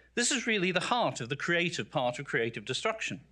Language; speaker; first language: English; native; English